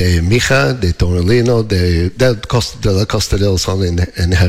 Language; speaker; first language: Spanish; non-native, learner; English